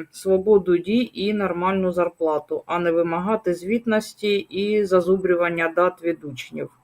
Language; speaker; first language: Ukrainian; native; Ukrainian